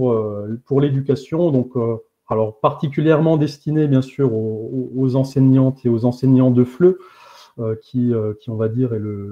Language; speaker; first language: French; native; French